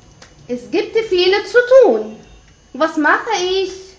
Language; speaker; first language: German; non-native, fluent; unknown